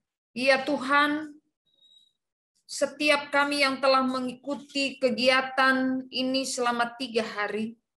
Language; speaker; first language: Indonesian; native; Indonesian